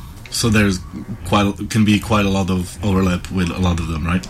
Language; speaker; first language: English; non-native, fluent; Slovenian